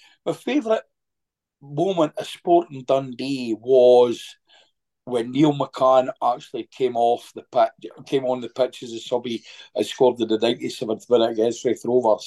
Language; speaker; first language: English; native; English